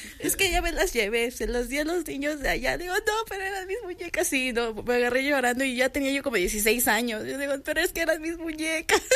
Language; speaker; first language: Spanish; early bilingual, heritage; Spanish